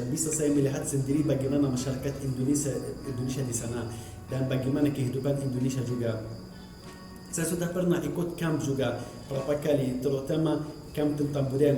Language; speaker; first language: Indonesian; non-native, fluent; Arabic